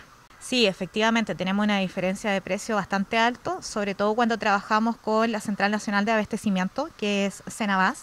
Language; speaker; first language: Spanish; native; Spanish